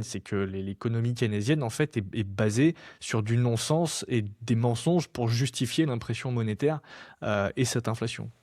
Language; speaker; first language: French; native; French